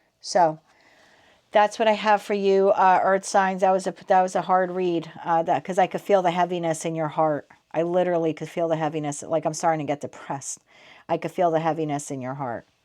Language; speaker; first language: English; native; English